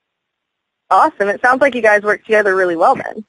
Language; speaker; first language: English; native; English